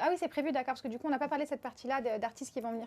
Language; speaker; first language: French; native; French